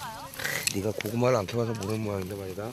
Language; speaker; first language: Korean; native; Korean